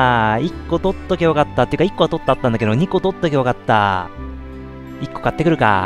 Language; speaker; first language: Japanese; native; Japanese